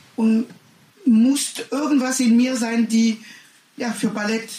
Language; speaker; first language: German; non-native, learner; French